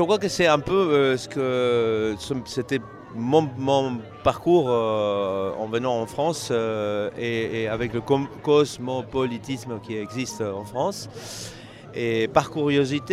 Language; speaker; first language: French; non-native, fluent; Spanish